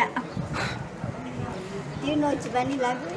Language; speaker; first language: English; non-native, learner; Burmese